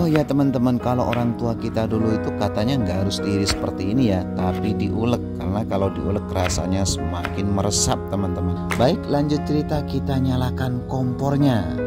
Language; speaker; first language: Indonesian; non-native, local second language; Madurese